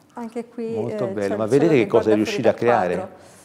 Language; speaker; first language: Italian; native; Italian